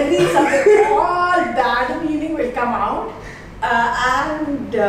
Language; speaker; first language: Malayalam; non-native, fluent; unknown